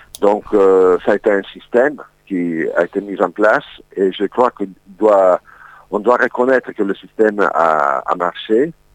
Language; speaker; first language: French; non-native, fluent; Italian